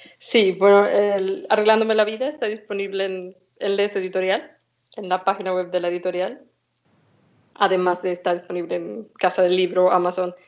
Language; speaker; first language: Spanish; native; Spanish